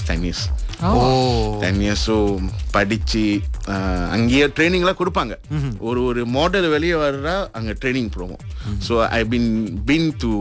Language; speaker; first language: Tamil; early bilingual, heritage; Tamil